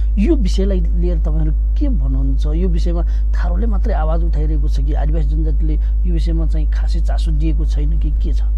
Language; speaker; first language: Nepali; non-native, local second language; Newari